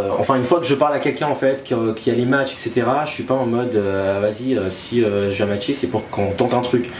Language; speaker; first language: French; non-native, local second language; Malagasy